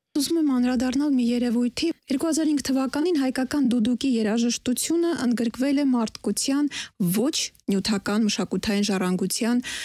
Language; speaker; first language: Armenian; native; Armenian